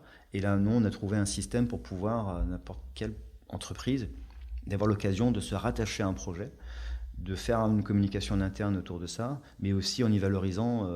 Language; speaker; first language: French; native; French